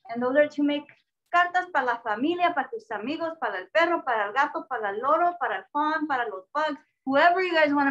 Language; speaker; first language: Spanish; early bilingual, other home language; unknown